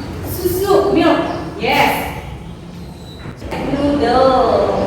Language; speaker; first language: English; non-native, learner; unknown